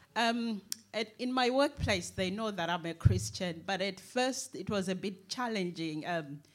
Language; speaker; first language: English; non-native, local second language; Shona